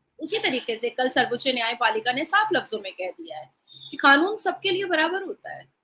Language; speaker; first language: Hindi; native; Hindi